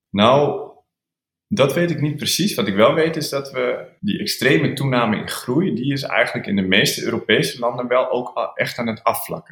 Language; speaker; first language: Dutch; native; Dutch